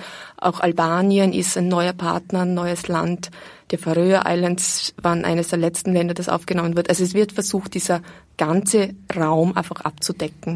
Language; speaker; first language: German; native; German